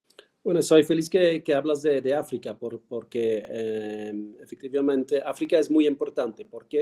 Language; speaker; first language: Spanish; non-native, fluent; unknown